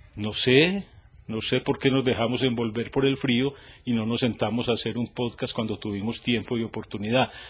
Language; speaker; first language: Spanish; native; Spanish